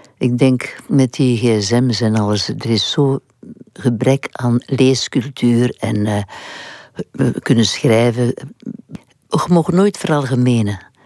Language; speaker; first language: Dutch; non-native, local second language; French